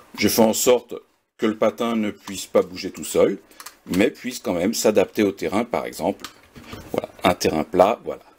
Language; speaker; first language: French; native; French